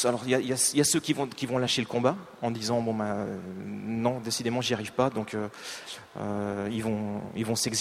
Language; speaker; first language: French; native; French